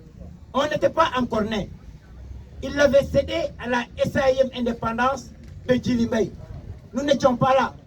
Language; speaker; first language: French; non-native, local second language; Wolof